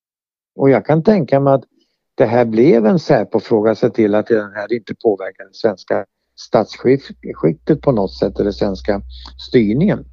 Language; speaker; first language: Swedish; native; Swedish